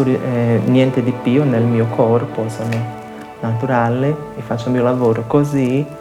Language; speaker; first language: Italian; non-native, fluent; Portuguese